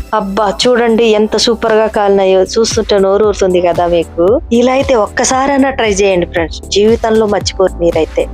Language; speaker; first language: Telugu; non-native, local second language; Koya